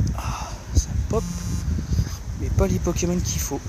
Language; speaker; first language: French; native; French